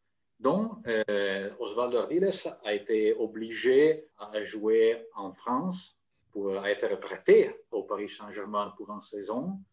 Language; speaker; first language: French; non-native, fluent; Italian